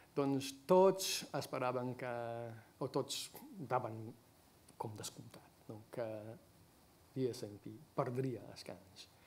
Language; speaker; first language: Catalan; non-native, fluent; English